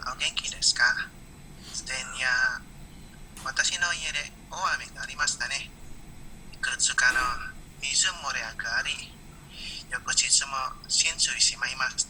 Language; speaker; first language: Japanese; non-native, learner; Indonesian